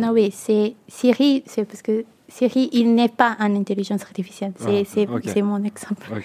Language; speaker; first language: French; non-native, learner; Italian